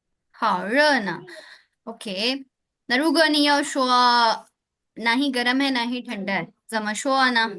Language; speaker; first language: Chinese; non-native, fluent; Urdu